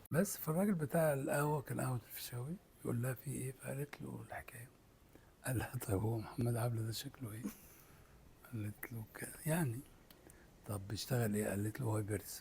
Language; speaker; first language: Egyptian Arabic; native; Egyptian Arabic